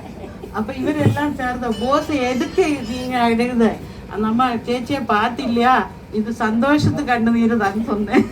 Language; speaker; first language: Tamil; non-native, learner; Malayalam